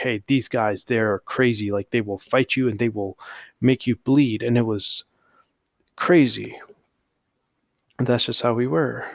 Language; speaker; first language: English; early bilingual, other home language; Hindi